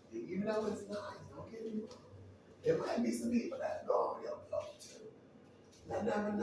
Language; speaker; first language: English; native; English